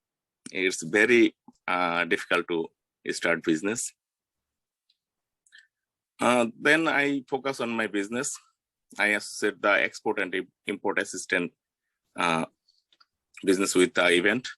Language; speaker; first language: English; non-native, learner; Bangla